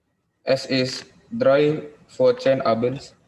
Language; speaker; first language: German; non-native, learner; Indonesian